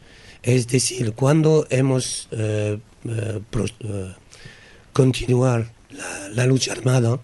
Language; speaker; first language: Spanish; non-native, learner; French